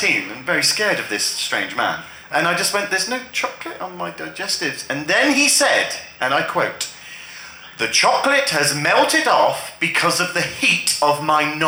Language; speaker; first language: English; native; English